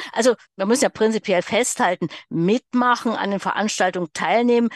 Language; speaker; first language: German; native; German